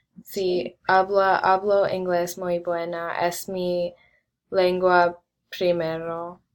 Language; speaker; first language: Spanish; non-native, learner; English